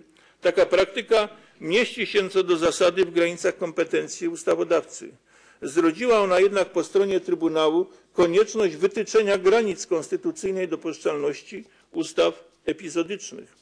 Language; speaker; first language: Polish; native; Polish